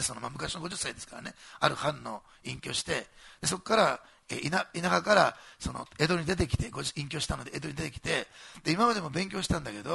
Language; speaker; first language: Japanese; native; Japanese